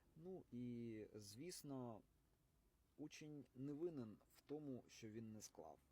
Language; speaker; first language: Ukrainian; non-native, local second language; Russian